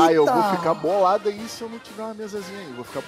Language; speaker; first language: Portuguese; native; Portuguese